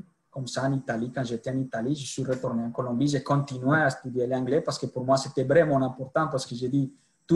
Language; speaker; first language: French; non-native, fluent; Spanish